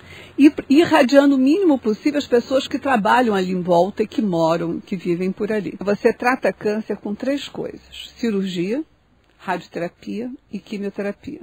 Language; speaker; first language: Portuguese; native; Portuguese